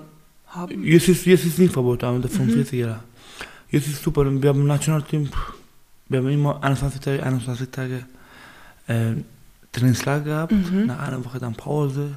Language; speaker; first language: German; non-native, learner; Baluchi